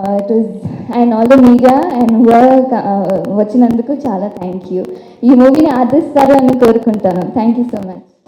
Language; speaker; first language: Telugu; non-native, fluent; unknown